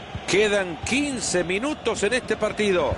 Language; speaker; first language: Spanish; native; Spanish